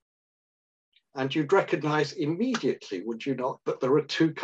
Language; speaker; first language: English; native; English